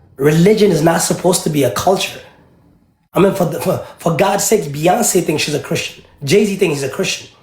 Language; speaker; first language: English; early bilingual, other home language; Amharic